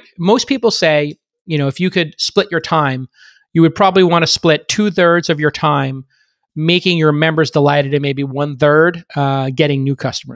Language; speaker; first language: English; native; English